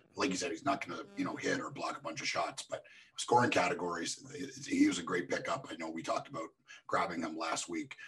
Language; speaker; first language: English; native; English